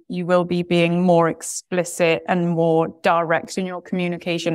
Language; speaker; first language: English; native; English